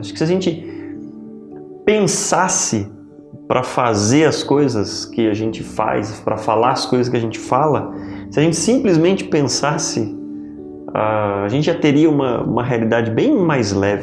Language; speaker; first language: Portuguese; native; Portuguese